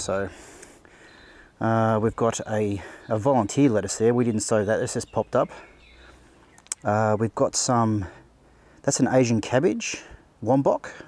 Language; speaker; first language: English; native; English